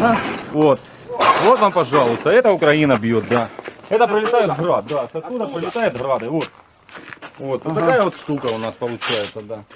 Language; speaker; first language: Russian; native; Russian